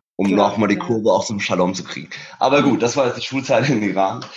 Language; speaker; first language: German; early bilingual, other home language; Persian